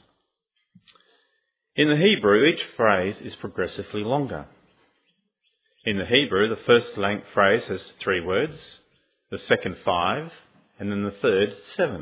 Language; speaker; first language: English; native; English